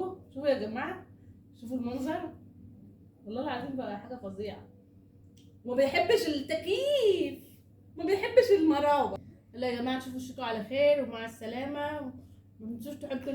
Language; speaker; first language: Arabic; native; Arabic